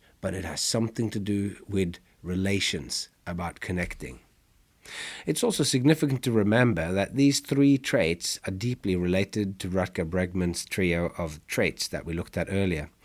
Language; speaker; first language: English; non-native, fluent; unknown